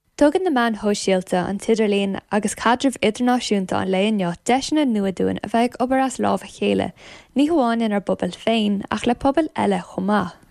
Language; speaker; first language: Irish; native; Irish